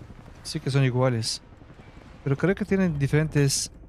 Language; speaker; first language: Spanish; non-native, learner; Turkish